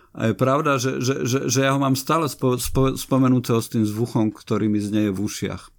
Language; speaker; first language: Slovak; native; Slovak